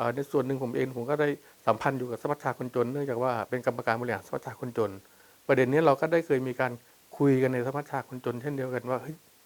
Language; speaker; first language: Thai; native; Thai